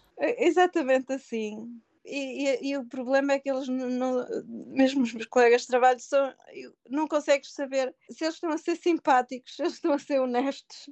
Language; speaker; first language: Portuguese; native; Portuguese